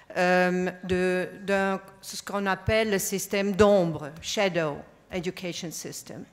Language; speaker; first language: French; non-native, fluent; German